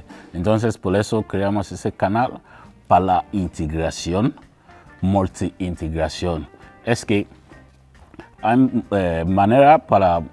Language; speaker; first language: Spanish; non-native, learner; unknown